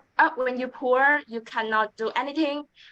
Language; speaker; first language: English; non-native, learner; Vietnamese